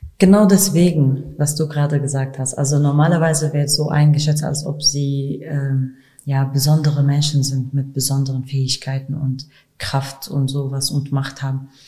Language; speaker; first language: German; non-native, fluent; Kurdish